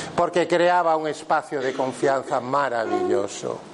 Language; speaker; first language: Spanish; native; Spanish